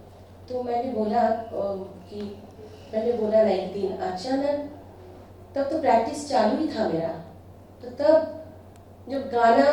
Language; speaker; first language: Hindi; non-native, local second language; Bangla